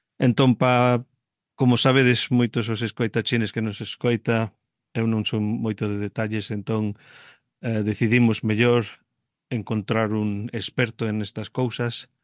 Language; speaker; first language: Galician; early bilingual, heritage; Galician